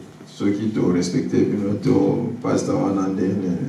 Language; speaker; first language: French; non-native, local second language; Lingala